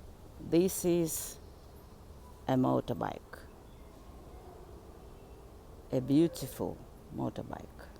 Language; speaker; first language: English; non-native, fluent; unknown